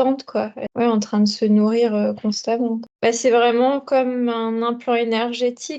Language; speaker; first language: French; native; French